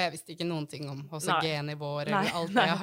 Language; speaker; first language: Norwegian; native; Norwegian